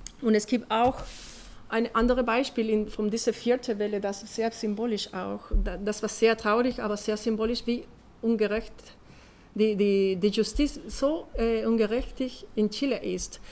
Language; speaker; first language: German; non-native, learner; Spanish